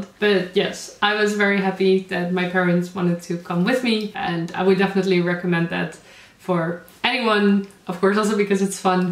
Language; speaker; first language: English; non-native, fluent; Dutch